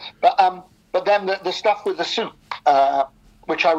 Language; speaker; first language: English; native; English